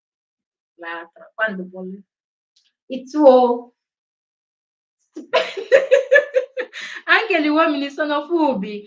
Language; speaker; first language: Italian; non-native, learner; Igbo